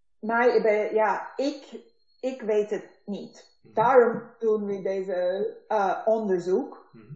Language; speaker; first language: Dutch; non-native, learner; Turkish